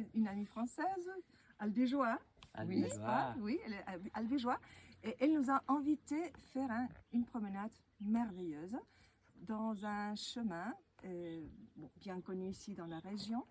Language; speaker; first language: French; non-native, fluent; Spanish